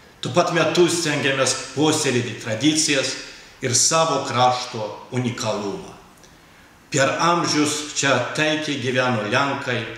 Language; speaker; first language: Lithuanian; non-native, local second language; Polish